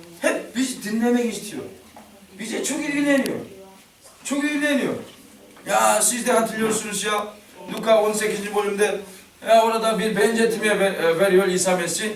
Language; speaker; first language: Turkish; non-native, learner; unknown